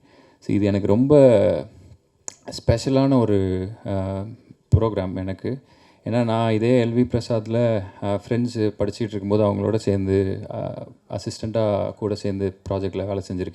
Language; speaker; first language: Tamil; native; Tamil